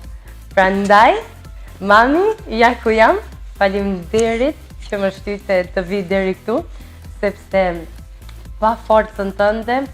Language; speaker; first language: Albanian; early bilingual, heritage; Albanian